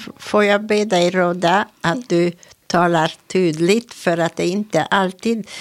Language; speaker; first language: Swedish; non-native, fluent; Hungarian